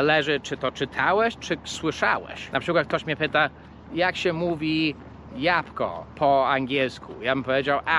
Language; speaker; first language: Polish; non-native, fluent; English